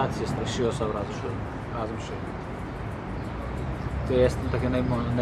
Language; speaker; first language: Polish; non-native, learner; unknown